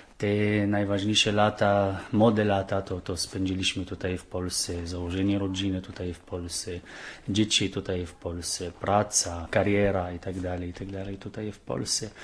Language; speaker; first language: Polish; non-native, fluent; Arabic